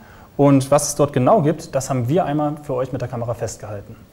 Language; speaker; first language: German; native; German